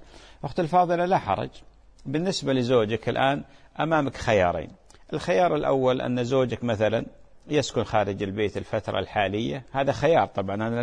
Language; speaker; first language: Arabic; native; Arabic